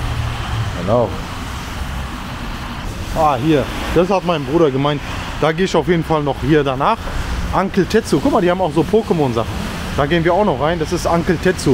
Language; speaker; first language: German; native; German